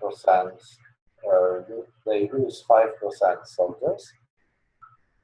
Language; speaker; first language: English; non-native, learner; Polish